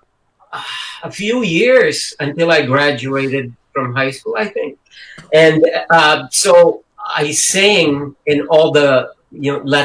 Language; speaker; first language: English; non-native, local second language; Filipino